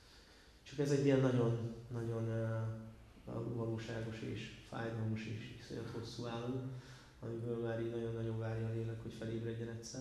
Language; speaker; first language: Hungarian; native; Hungarian